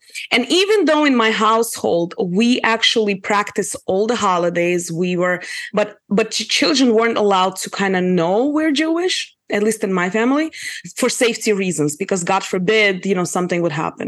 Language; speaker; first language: English; early bilingual, other home language; Russian